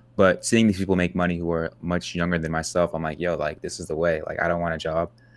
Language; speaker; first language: English; native; English